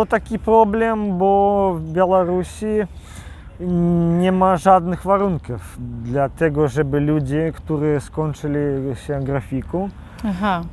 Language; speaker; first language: Polish; non-native, local second language; Belarusian